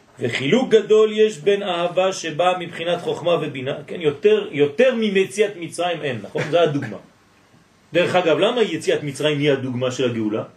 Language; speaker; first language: Hebrew; non-native, fluent; French